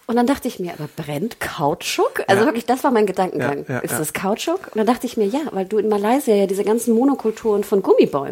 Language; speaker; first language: German; native; German